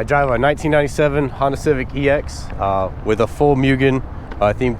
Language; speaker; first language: English; native; English